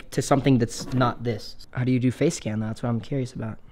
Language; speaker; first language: English; native; English